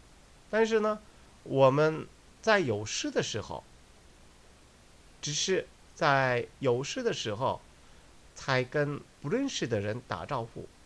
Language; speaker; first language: Chinese; non-native, fluent; Korean